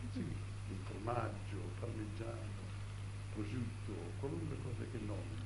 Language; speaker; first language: Italian; early bilingual, heritage; Italian